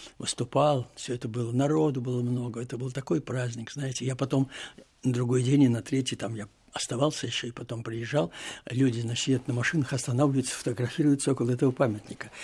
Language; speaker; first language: Russian; native; Russian